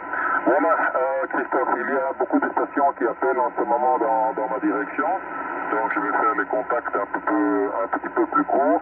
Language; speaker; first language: French; non-native, fluent; Greek